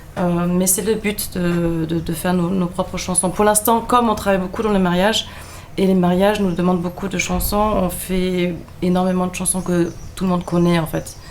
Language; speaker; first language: French; non-native, fluent; German